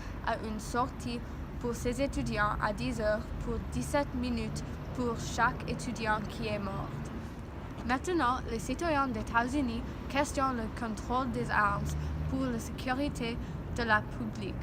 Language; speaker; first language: French; non-native, learner; English